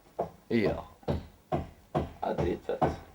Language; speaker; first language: Norwegian; native; Norwegian